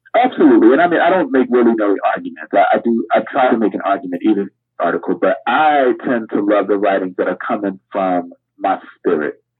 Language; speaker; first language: English; native; English